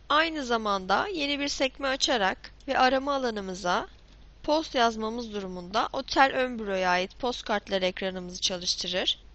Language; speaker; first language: Turkish; native; Turkish